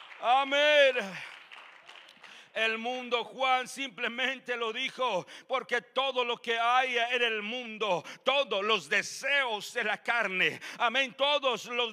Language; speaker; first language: Spanish; native; Spanish